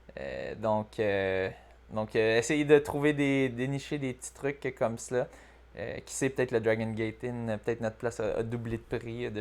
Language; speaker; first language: French; native; French